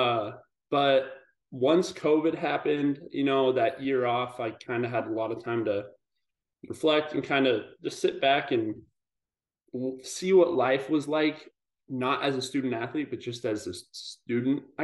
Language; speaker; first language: English; native; English